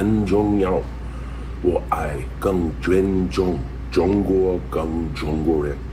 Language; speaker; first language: Chinese; non-native, learner; English